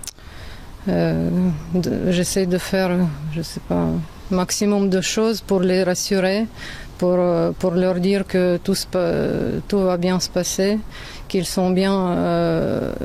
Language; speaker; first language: French; non-native, fluent; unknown